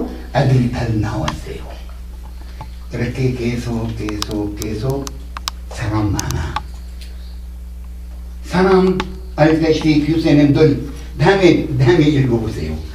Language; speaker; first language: Korean; non-native, learner; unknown